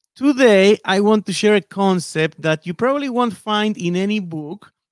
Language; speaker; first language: English; non-native, fluent; Spanish